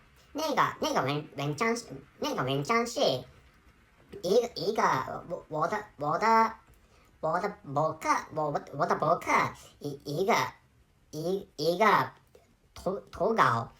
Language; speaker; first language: Chinese; non-native, learner; Japanese